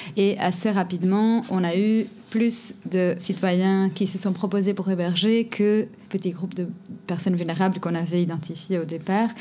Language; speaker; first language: French; non-native, fluent; Portuguese